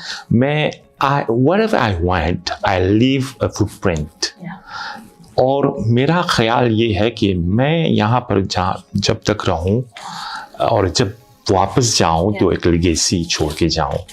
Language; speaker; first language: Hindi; non-native, fluent; Morisyen